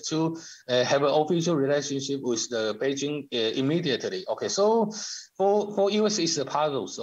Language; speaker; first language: English; non-native, learner; Chinese